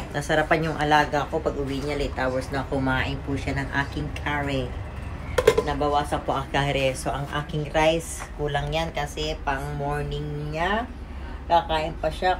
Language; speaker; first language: Filipino; native; Filipino